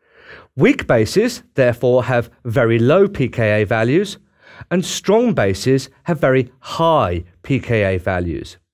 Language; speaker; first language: English; native; English